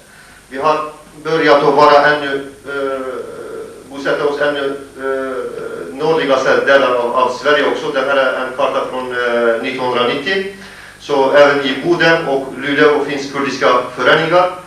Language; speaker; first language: Swedish; non-native, fluent; Kurdish